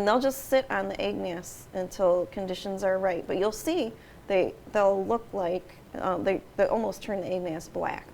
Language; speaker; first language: English; native; English